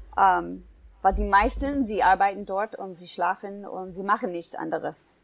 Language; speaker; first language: German; non-native, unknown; English